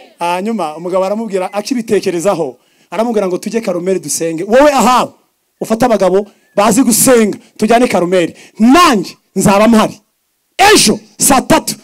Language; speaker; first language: Kinyarwanda; early bilingual, heritage; Kinyarwanda